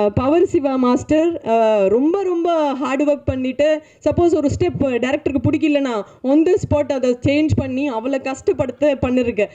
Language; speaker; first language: Tamil; non-native, learner; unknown